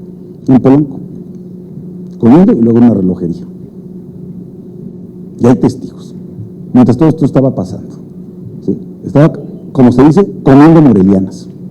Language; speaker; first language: Spanish; native; Spanish